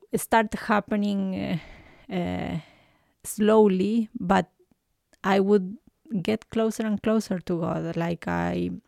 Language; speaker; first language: English; non-native, fluent; Spanish